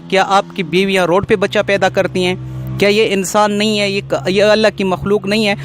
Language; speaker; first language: Urdu; non-native, local second language; Pashto